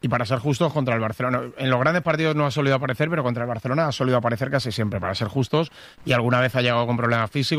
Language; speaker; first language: Spanish; native; Spanish